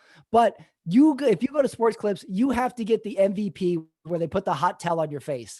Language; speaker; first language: English; native; English